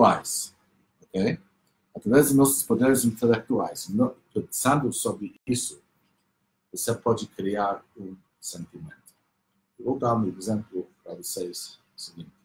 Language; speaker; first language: Portuguese; non-native, fluent; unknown